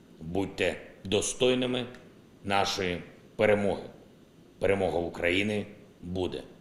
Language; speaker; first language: Ukrainian; non-native, local second language; Russian